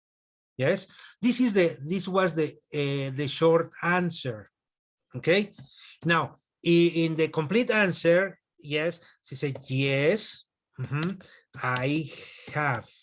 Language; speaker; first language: English; non-native, fluent; Spanish